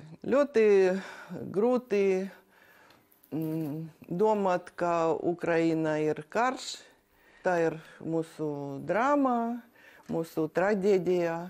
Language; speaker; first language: Latvian; non-native, learner; Ukrainian